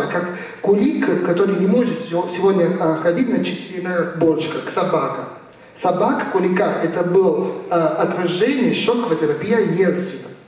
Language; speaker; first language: Russian; non-native, fluent; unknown